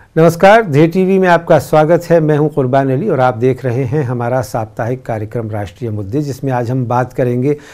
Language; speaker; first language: Hindi; native; Hindi